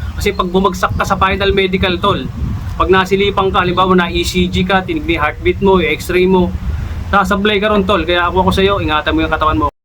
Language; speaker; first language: Filipino; native; Filipino